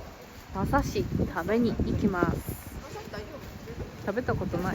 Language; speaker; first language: Japanese; non-native, fluent; Korean